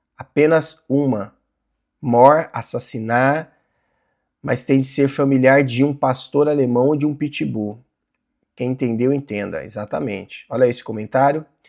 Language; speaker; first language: Portuguese; native; Portuguese